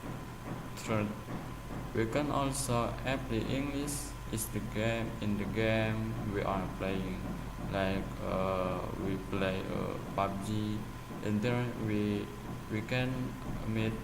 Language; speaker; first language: English; non-native, learner; Indonesian